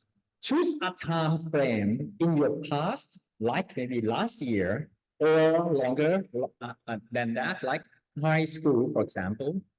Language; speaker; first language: English; non-native, fluent; Thai